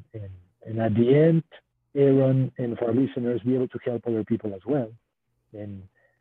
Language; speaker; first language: English; non-native, fluent; Spanish